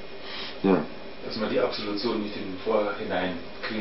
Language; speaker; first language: German; native; German